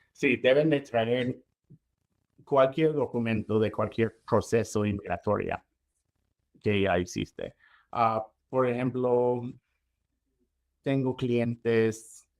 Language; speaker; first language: Spanish; non-native, fluent; English